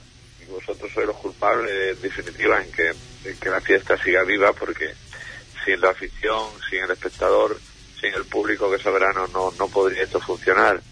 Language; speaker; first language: Spanish; native; Spanish